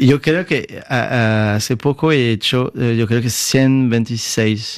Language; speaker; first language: Spanish; non-native, fluent; French